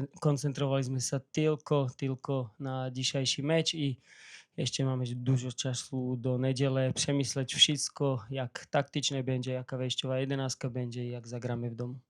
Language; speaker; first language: Polish; non-native, learner; Slovak